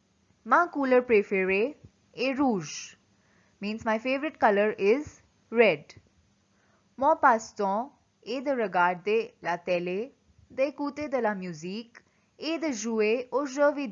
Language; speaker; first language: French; non-native, fluent; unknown